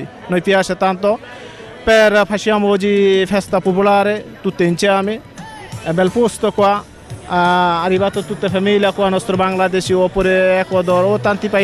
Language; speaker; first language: Italian; non-native, learner; Bangla